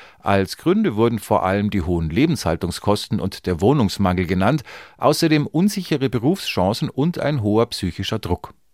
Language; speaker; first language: German; native; German